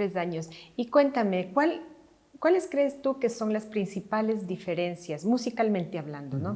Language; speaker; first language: Spanish; native; Spanish